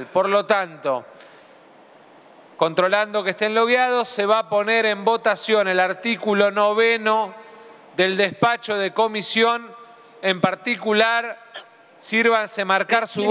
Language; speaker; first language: Spanish; native; Spanish